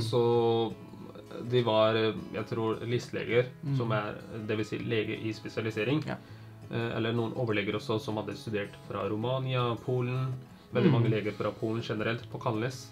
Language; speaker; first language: Norwegian; early bilingual, other home language; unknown